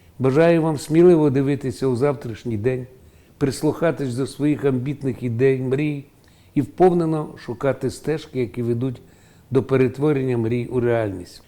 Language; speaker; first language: Ukrainian; native; Ukrainian